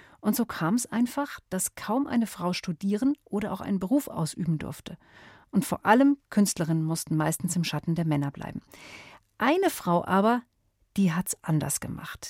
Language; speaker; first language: German; native; German